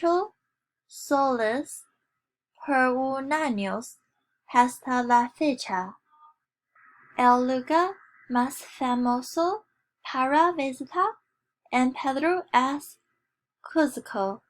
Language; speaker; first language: Spanish; non-native, learner; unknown